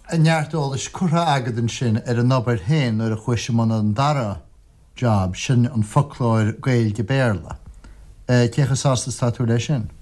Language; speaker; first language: Irish; native; Irish